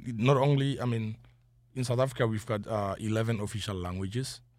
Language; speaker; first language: English; non-native, local second language; Zulu